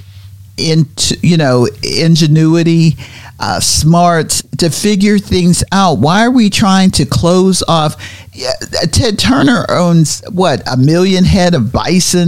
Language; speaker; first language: English; native; English